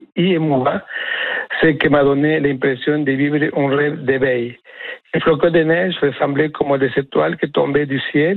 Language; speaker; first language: French; non-native, fluent; Spanish